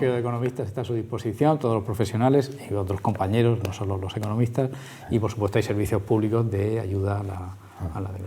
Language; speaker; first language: Spanish; native; Spanish